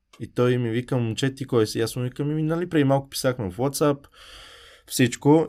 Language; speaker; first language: Bulgarian; early bilingual, heritage; Bulgarian